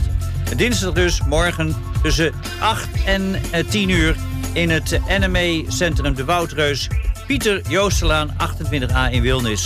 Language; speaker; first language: Dutch; native; Dutch